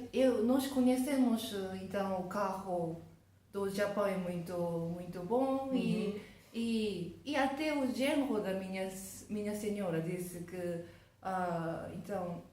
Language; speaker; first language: Portuguese; non-native, fluent; Japanese